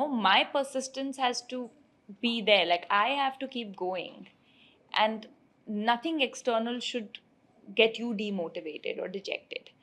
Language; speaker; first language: English; non-native, local second language; Hindi